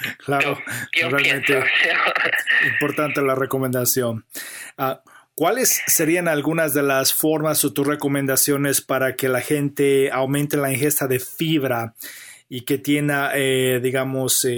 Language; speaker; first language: Spanish; native; Spanish